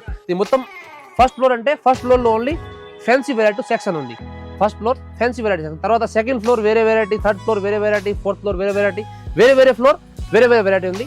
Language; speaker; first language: Telugu; non-native, local second language; Urdu